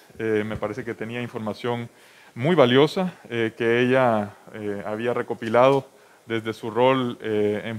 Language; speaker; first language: Spanish; native; Spanish